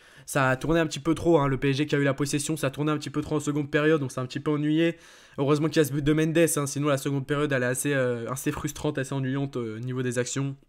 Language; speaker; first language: French; native; French